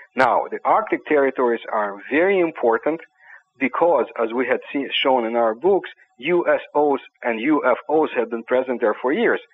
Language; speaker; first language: English; non-native, fluent; Ukrainian